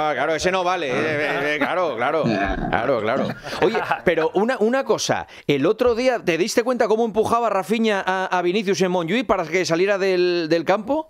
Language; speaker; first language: Spanish; native; Spanish